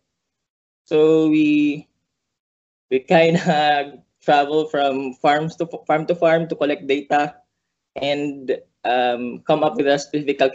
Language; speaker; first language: English; non-native, local second language; Cebuano